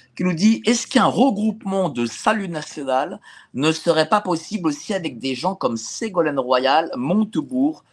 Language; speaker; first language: French; native; French